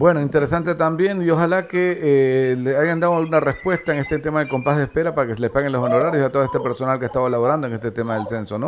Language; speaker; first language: Spanish; native; Spanish